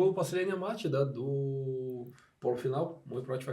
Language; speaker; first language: Russian; non-native, learner; Portuguese